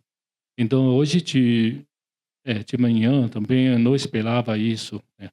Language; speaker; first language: Portuguese; non-native, learner; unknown